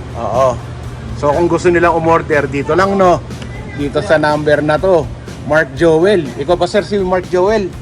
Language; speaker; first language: Filipino; non-native, local second language; Pampanga